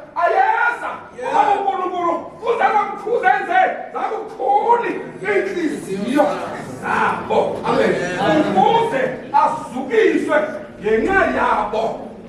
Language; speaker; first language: Zulu; non-native, local second language; Xhosa